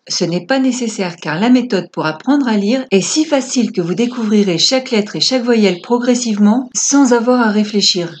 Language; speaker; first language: French; native; French